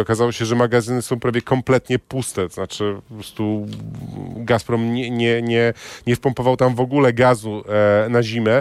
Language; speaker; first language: Polish; native; Polish